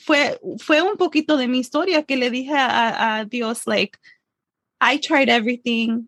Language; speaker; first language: Spanish; early bilingual, heritage; English